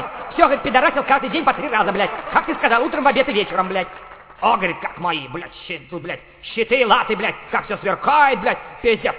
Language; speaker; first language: Russian; native; Russian